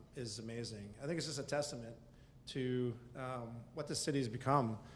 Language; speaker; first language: English; native; English